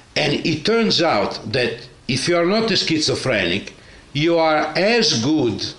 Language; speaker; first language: English; non-native, fluent; Italian